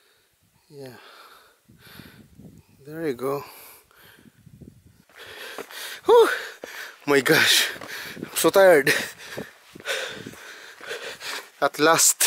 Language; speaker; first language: English; non-native, local second language; Filipino